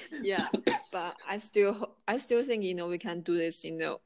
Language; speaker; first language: English; non-native, fluent; Chinese